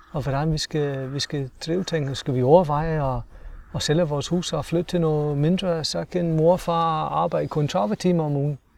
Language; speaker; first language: Danish; non-native, fluent; English